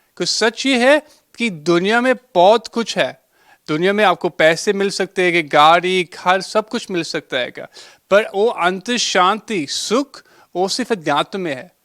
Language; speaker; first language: Hindi; early bilingual, heritage; Hindi